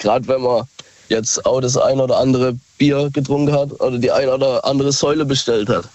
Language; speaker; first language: German; native; German